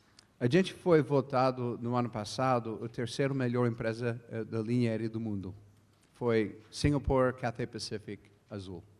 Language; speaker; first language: Portuguese; non-native, fluent; English